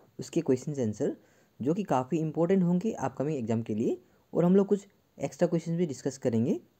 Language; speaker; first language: Hindi; non-native, local second language; Assamese